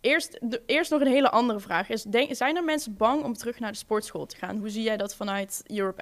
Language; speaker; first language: Dutch; native; Dutch